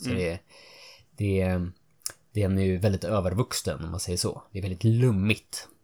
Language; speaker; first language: Swedish; native; Swedish